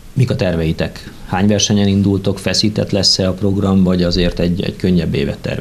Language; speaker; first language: Hungarian; native; Hungarian